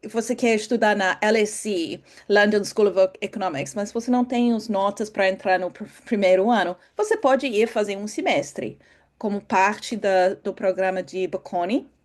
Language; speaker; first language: Portuguese; non-native, fluent; English